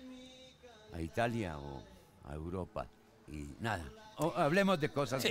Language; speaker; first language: Spanish; early bilingual, other home language; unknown